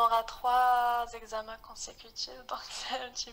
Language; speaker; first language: French; non-native, fluent; Chinese